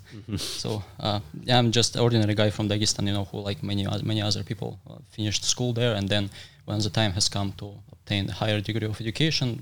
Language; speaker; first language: English; non-native, fluent; Russian